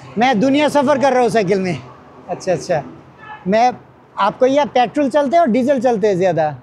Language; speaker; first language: Hindi; non-native, fluent; Bangla